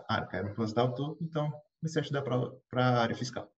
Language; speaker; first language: Portuguese; native; Portuguese